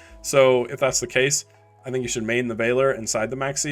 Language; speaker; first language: English; native; English